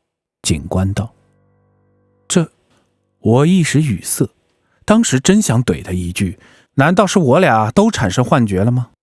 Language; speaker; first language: Chinese; native; Chinese